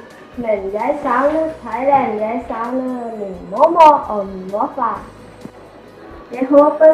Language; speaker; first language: Danish; non-native, learner; Thai